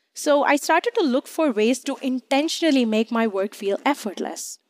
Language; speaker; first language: English; non-native, local second language; Hindi